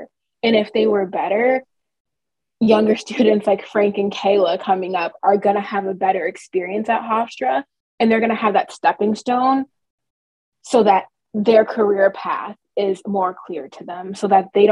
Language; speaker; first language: English; native; English